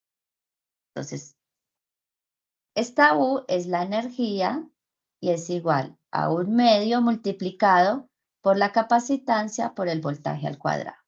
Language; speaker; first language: Spanish; native; Spanish